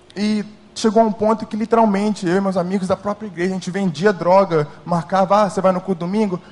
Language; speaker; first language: Portuguese; early bilingual, heritage; English